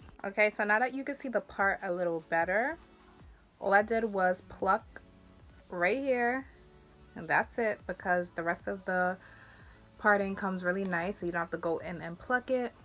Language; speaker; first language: English; native; English